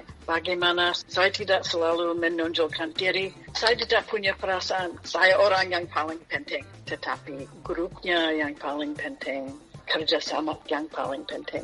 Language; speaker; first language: Indonesian; non-native, fluent; English